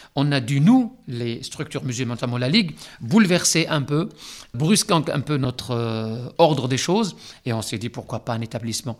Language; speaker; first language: French; non-native, local second language; Arabic